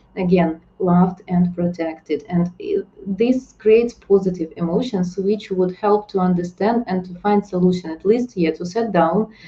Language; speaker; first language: English; non-native, fluent; Ukrainian